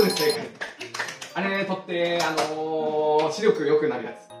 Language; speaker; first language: Japanese; native; Japanese